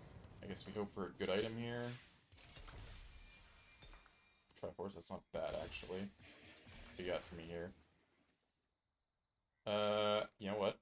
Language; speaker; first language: English; native; English